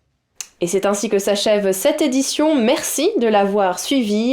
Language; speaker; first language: French; native; French